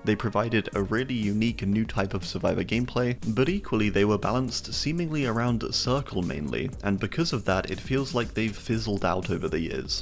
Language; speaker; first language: English; native; English